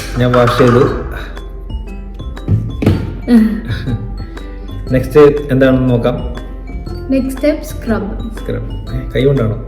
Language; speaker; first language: Malayalam; non-native, fluent; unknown